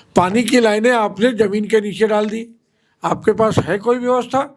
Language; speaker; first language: Hindi; non-native, local second language; Marathi